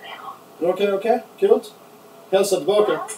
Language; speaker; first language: Swedish; native; Swedish